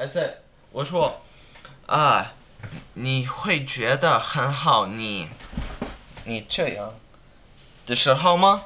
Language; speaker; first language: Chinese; non-native, learner; English